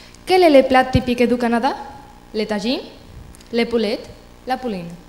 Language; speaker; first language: French; non-native, learner; Spanish